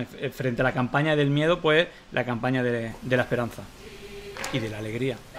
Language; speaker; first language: Spanish; native; Spanish